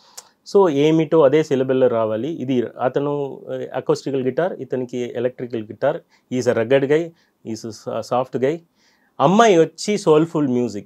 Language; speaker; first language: Telugu; non-native, fluent; Tamil